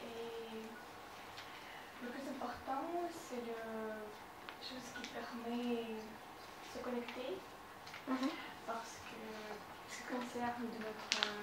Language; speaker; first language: French; non-native, learner; Russian